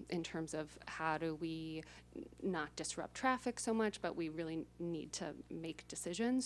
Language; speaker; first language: English; native; English